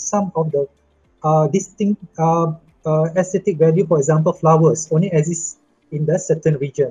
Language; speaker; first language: English; non-native, local second language; Malay